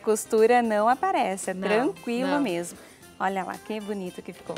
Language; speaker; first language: Portuguese; native; Portuguese